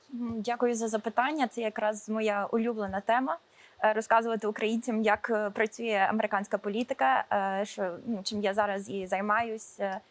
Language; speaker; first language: Ukrainian; early bilingual, heritage; Ukrainian